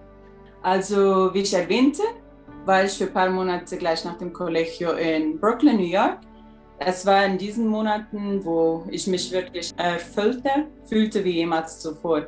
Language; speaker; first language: German; early bilingual, heritage; German